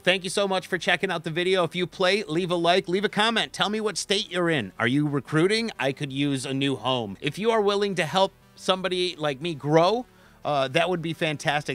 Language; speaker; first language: English; native; English